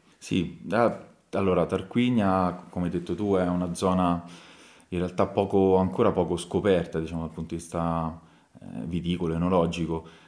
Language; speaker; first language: Italian; native; Italian